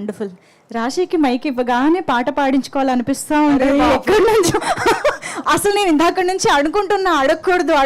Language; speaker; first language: Telugu; native; Telugu